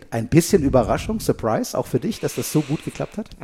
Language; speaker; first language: German; native; German